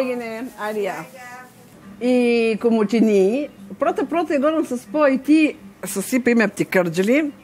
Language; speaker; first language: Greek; non-native, learner; Bulgarian